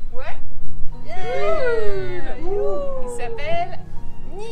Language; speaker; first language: French; native; French